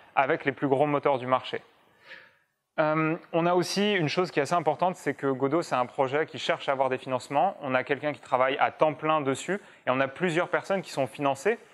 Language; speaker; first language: French; native; French